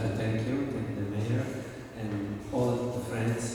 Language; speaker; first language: English; non-native, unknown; Italian